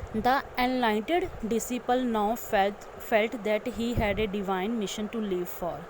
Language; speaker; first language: English; non-native, local second language; Punjabi